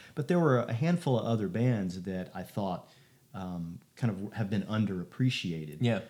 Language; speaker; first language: English; native; English